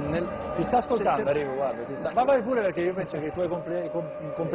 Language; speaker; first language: Italian; native; Italian